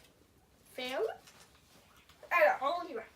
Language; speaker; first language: French; native; French